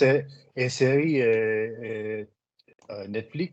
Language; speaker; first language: French; non-native, learner; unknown